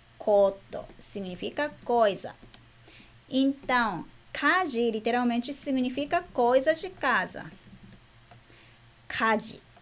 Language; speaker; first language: Portuguese; non-native, fluent; Japanese